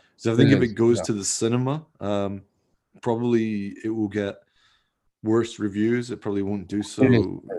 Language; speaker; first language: English; native; English